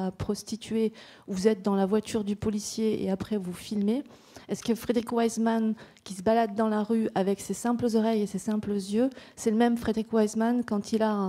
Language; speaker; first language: French; native; French